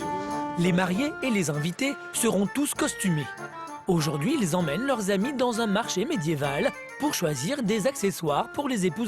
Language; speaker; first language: French; native; French